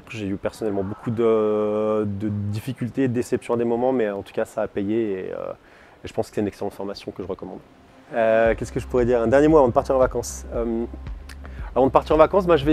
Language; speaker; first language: French; native; French